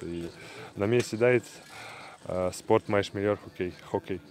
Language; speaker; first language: Portuguese; non-native, learner; Russian